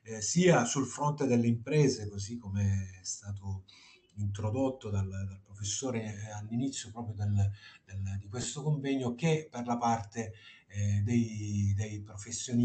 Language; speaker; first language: Italian; native; Italian